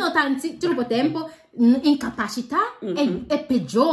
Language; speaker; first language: Italian; non-native, learner; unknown